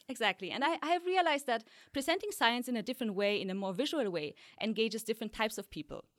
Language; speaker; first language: English; early bilingual, other home language; Polish